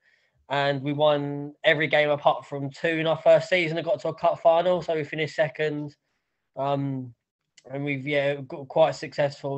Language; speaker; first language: English; native; English